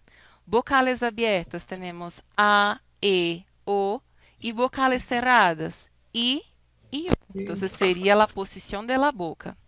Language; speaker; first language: Spanish; non-native, fluent; Portuguese